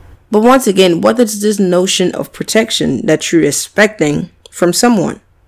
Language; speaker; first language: English; native; English